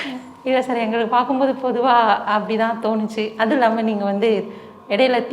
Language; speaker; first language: Tamil; native; Tamil